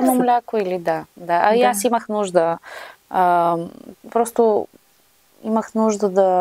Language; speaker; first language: Bulgarian; native; Bulgarian